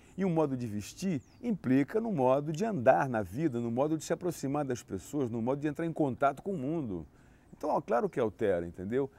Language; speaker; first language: Portuguese; native; Portuguese